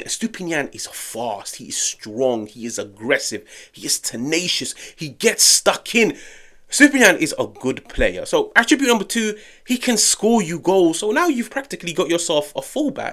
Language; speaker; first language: English; native; English